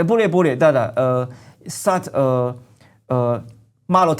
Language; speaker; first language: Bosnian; non-native, learner; Chinese